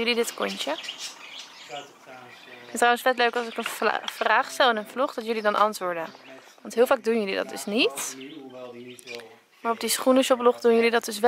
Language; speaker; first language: Dutch; native; Dutch